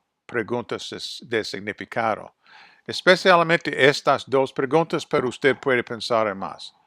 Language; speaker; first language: Spanish; non-native, fluent; English